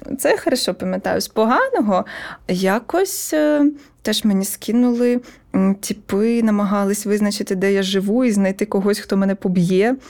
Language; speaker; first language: Ukrainian; non-native, local second language; Russian